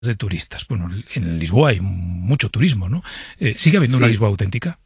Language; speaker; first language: Spanish; native; Spanish